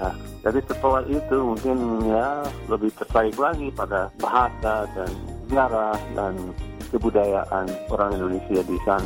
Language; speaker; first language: Indonesian; non-native, fluent; English